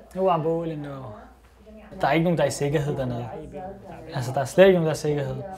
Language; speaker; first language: Danish; early bilingual, other home language; Arabic